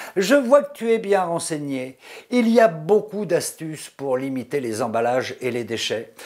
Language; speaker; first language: French; native; French